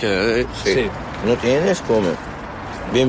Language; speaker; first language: Spanish; non-native, learner; Arabic